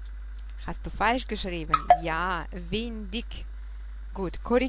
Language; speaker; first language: German; non-native, fluent; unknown